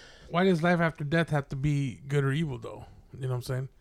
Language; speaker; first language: English; native; English